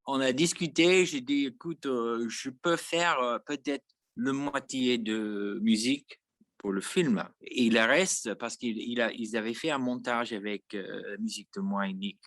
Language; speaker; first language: French; non-native, fluent; English